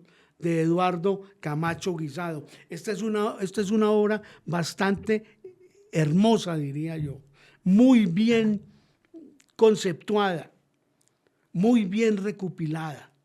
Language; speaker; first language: Spanish; native; Spanish